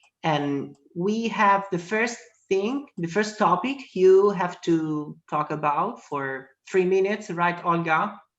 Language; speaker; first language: English; non-native, fluent; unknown